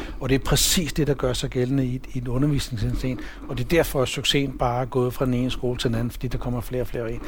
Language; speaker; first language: Danish; early bilingual, other home language; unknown